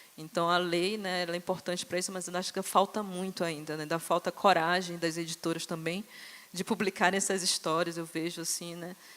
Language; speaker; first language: Portuguese; native; Portuguese